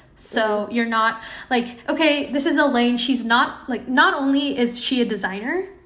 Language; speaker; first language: English; non-native, fluent; Indonesian